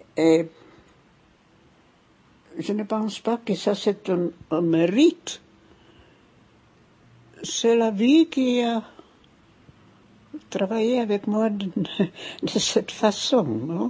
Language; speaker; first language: French; non-native, fluent; German